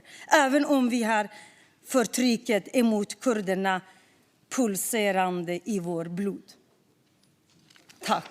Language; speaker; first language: Swedish; non-native, fluent; Kurdish